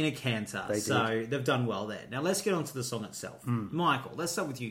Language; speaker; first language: English; native; English